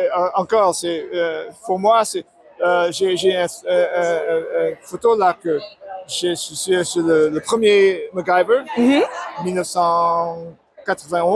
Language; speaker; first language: French; non-native, learner; English